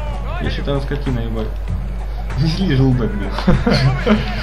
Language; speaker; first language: Russian; native; Russian